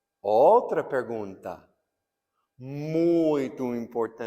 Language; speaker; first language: Portuguese; non-native, fluent; English